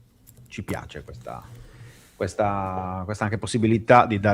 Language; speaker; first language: Italian; native; Italian